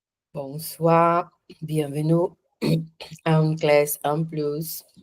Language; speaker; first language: French; non-native, learner; Portuguese